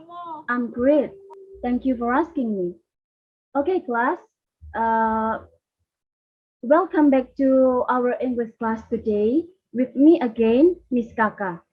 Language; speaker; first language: English; non-native, learner; Indonesian